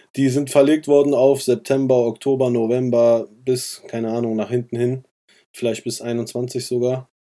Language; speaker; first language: German; early bilingual, other home language; Persian